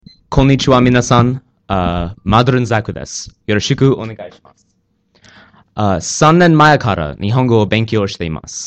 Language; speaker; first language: Japanese; non-native, learner; English